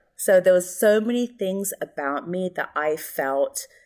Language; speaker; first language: English; early bilingual, other home language; Hindi